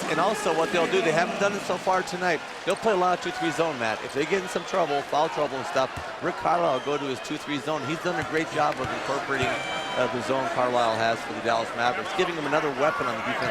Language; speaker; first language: English; native; English